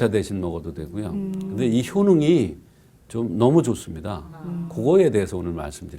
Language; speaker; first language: Korean; native; Korean